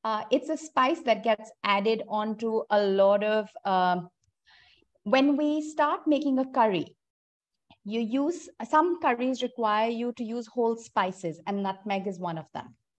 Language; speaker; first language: English; non-native, local second language; Hindi